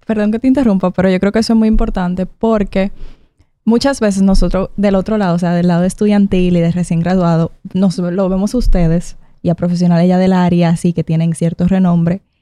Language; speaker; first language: Spanish; native; Spanish